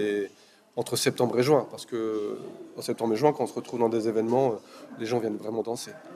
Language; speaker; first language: French; native; French